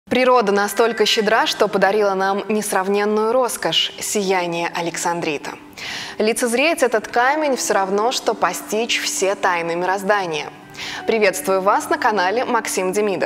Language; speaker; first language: Russian; native; Russian